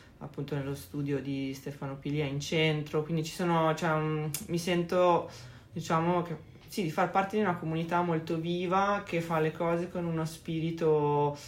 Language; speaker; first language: Italian; native; Italian